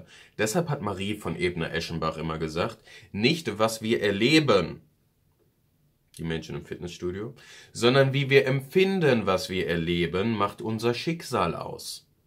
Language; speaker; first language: German; native; German